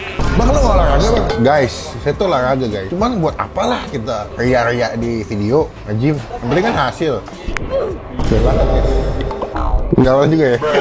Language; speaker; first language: Indonesian; native; Indonesian